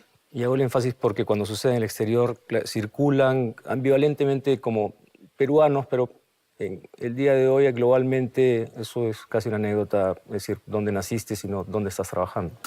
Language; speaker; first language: Spanish; native; Spanish